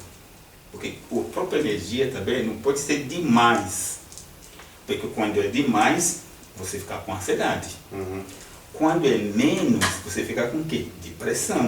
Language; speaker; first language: Portuguese; non-native, fluent; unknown